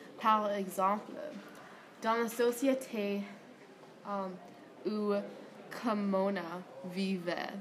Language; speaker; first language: French; non-native, learner; English